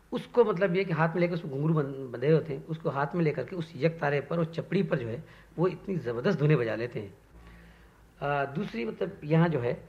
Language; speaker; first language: Urdu; non-native, local second language; Sindhi